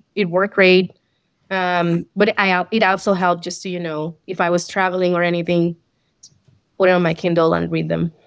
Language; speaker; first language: English; non-native, fluent; Spanish